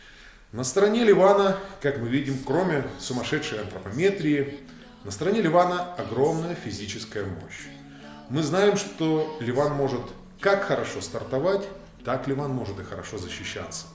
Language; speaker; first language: Russian; native; Russian